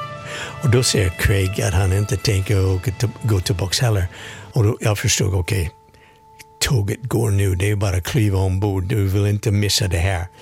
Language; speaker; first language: Swedish; non-native, fluent; English